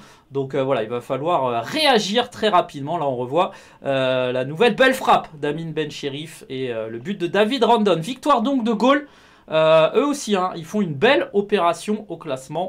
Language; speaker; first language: French; native; French